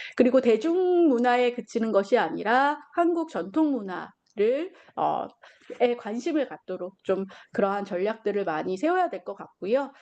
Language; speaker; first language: Korean; native; Korean